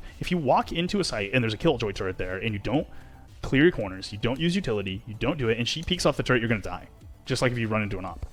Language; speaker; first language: English; native; English